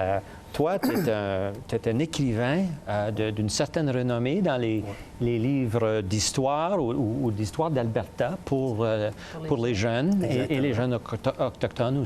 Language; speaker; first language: French; native; French